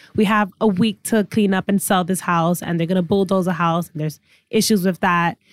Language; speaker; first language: English; native; English